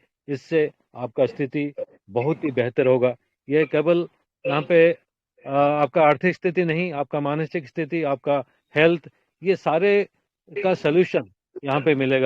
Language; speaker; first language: Hindi; non-native, local second language; Odia